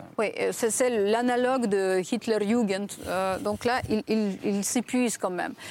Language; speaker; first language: French; non-native, fluent; Ukrainian